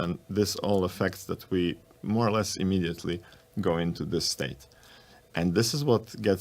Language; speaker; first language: English; non-native, fluent; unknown